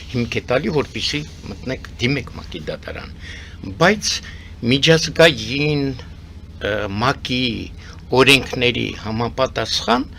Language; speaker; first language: Armenian; early bilingual, heritage; Armenian